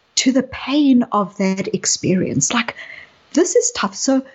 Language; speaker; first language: English; native; English